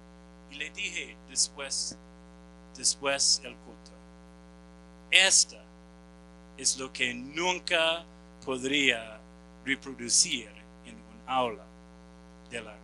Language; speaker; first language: Spanish; non-native, fluent; English